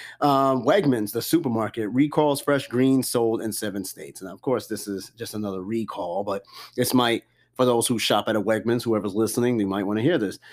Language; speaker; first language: English; native; English